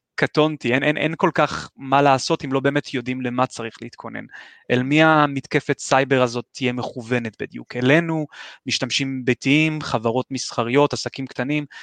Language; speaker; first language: Hebrew; native; Hebrew